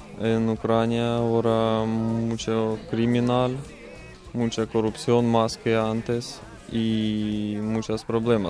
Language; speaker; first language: Spanish; non-native, learner; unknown